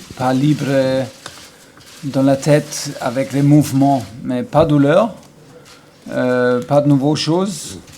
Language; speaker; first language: French; non-native, learner; German